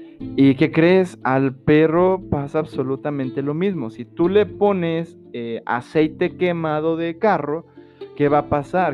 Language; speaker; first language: Spanish; native; Spanish